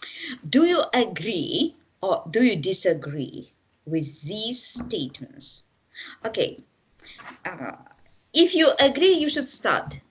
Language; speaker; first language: English; non-native, fluent; Russian